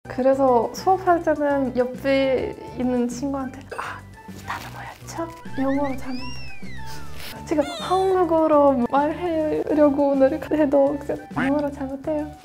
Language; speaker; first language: Korean; non-native, fluent; Russian